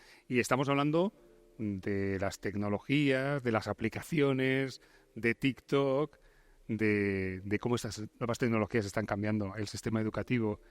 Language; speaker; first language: Spanish; native; Spanish